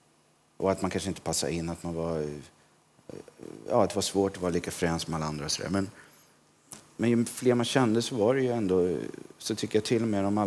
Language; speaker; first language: Swedish; native; Swedish